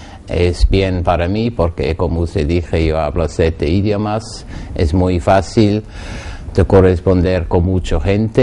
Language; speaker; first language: Spanish; non-native, learner; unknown